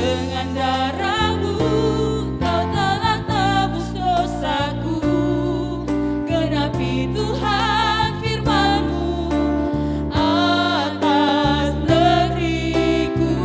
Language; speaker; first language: Indonesian; native; Indonesian